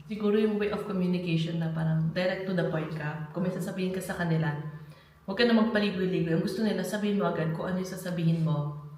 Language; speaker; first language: Filipino; native; Filipino